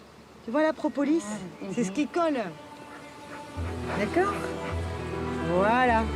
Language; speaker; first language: French; native; French